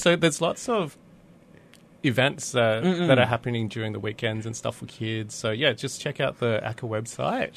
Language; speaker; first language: English; early bilingual, other home language; Vietnamese